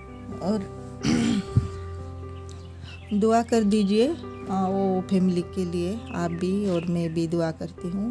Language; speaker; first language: Hindi; non-native, local second language; Odia